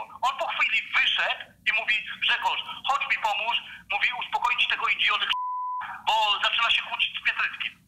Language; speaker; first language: Polish; native; Polish